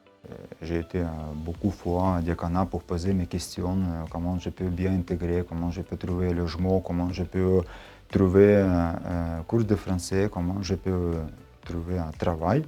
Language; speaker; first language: French; non-native, learner; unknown